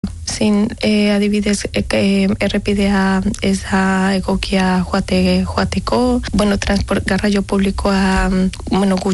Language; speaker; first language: Basque; non-native, learner; Spanish